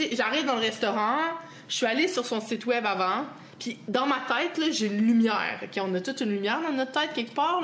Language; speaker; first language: French; native; French